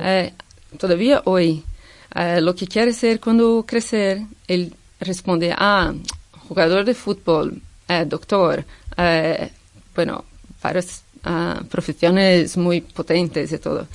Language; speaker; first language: Spanish; non-native, fluent; Portuguese